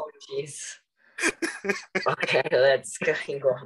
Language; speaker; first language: English; non-native, learner; Italian